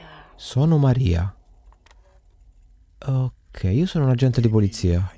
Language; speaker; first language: Italian; native; Italian